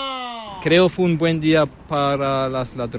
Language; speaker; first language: Spanish; non-native, learner; German